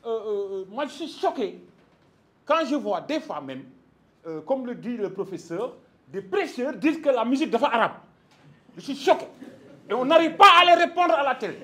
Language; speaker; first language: French; non-native, local second language; Wolof